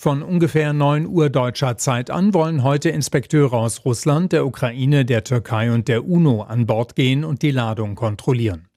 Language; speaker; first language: German; native; German